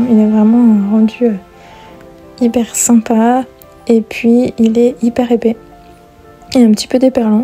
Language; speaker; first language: French; native; French